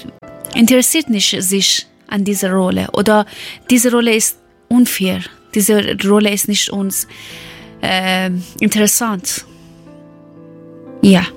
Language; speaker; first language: German; non-native, learner; Persian